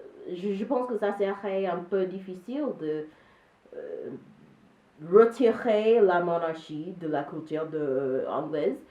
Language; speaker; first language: French; non-native, learner; English